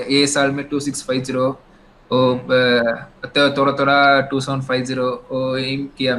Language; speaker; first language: Hindi; non-native, local second language; Tamil